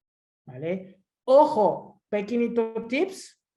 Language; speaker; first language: Spanish; non-native, fluent; French